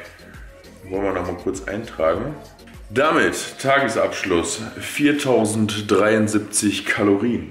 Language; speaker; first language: German; native; German